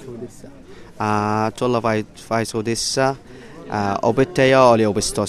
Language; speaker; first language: Finnish; non-native, learner; Arabic